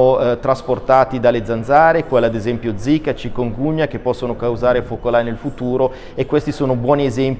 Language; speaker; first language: Italian; native; Italian